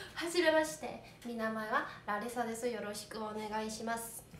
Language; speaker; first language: Korean; non-native, learner; Portuguese